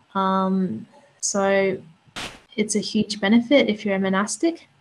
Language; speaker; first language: English; native; English